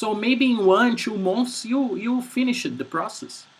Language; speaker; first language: English; non-native, fluent; Portuguese